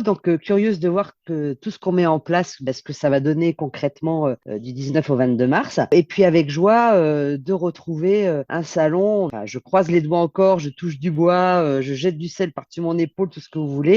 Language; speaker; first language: French; native; French